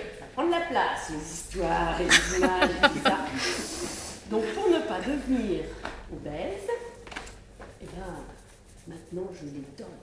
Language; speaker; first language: French; native; French